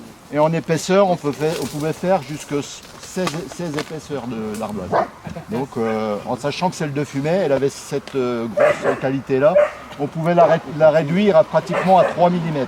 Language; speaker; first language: French; native; French